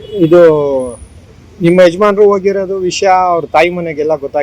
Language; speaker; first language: Kannada; native; Kannada